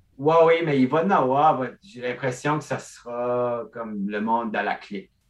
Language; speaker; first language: French; non-native, local second language; English